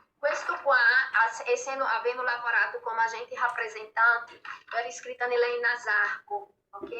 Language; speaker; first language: Italian; non-native, fluent; Portuguese